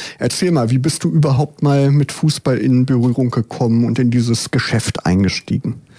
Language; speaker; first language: German; native; German